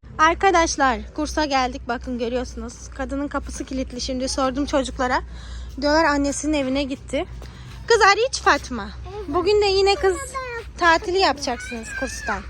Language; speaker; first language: Turkish; native; Turkish